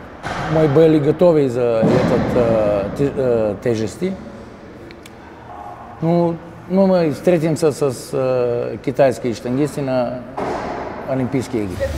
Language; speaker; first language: Russian; non-native, learner; Bulgarian